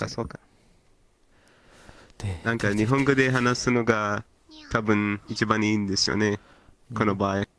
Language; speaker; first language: Japanese; non-native, learner; Arabic